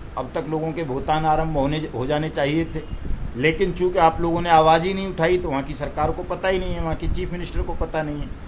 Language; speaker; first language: Hindi; native; Hindi